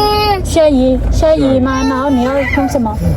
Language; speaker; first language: Chinese; non-native, learner; Indonesian